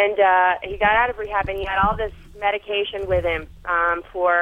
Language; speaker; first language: English; native; English